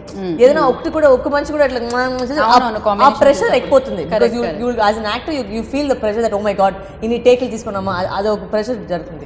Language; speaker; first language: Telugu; non-native, fluent; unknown